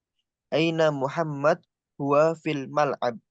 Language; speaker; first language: Arabic; non-native, learner; Indonesian